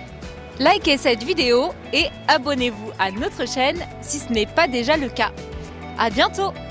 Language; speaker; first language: French; native; French